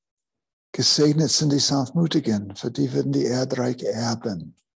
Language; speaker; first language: German; non-native, fluent; English